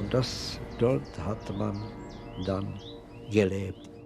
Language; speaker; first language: German; non-native, fluent; Czech